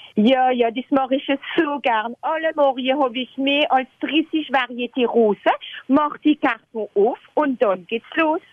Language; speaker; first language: German; non-native, local second language; French